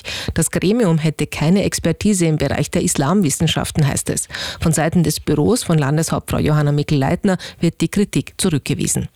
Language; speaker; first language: German; native; German